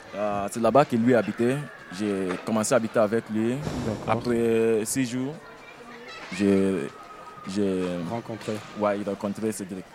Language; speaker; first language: French; non-native, fluent; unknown